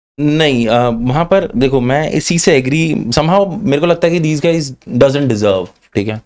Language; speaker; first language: Hindi; native; Hindi